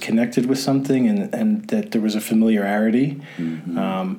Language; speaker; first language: English; native; English